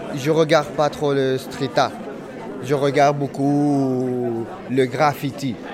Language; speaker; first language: French; non-native, fluent; Spanish